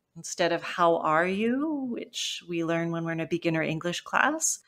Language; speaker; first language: English; native; English